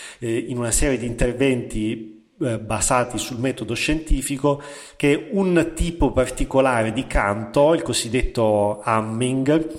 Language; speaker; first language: Italian; native; Italian